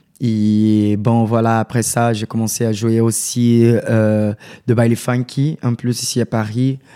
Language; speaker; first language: French; non-native, learner; Portuguese